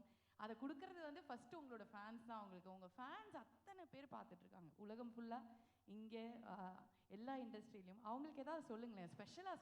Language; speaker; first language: Tamil; native; Tamil